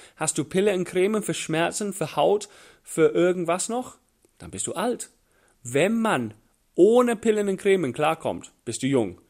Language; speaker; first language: German; non-native, fluent; English